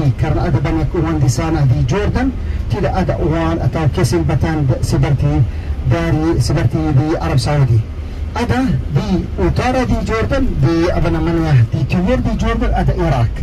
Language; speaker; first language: Indonesian; non-native, learner; Arabic